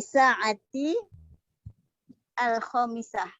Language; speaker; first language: Arabic; non-native, learner; Malay